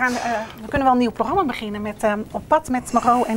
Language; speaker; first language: Dutch; native; Dutch